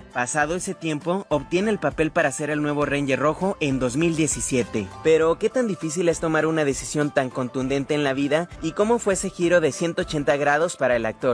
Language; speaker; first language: Spanish; native; Spanish